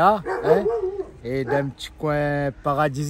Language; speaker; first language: French; non-native, local second language; Malagasy